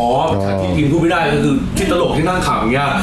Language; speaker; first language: Thai; native; Thai